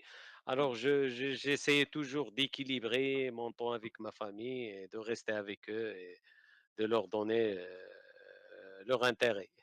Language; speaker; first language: French; non-native, learner; Arabic